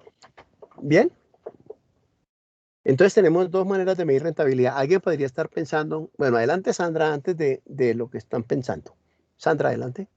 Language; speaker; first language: Spanish; native; Spanish